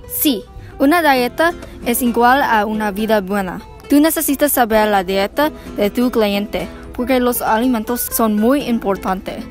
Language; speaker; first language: Spanish; non-native, learner; English